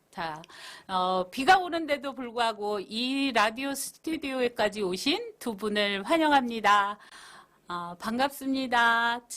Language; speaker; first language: Korean; native; Korean